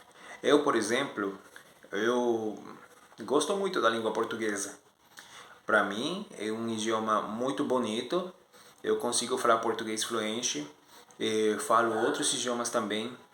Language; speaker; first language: Portuguese; non-native, fluent; Spanish